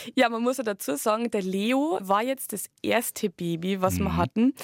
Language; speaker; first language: German; native; German